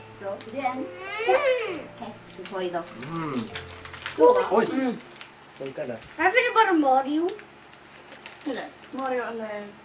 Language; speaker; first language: Swedish; non-native, learner; Japanese